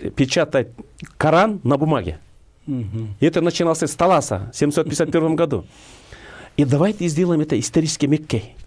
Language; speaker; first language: Russian; non-native, local second language; Kyrgyz